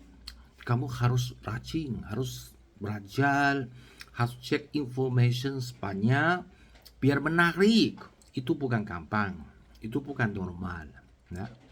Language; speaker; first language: Indonesian; non-native, learner; Chinese